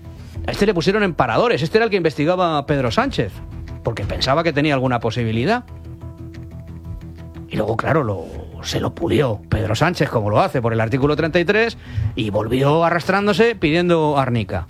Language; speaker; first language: Spanish; native; Spanish